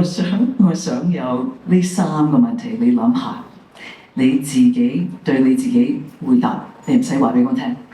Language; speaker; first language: Cantonese; early bilingual, heritage; English